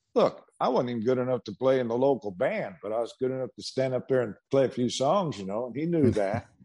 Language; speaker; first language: English; native; English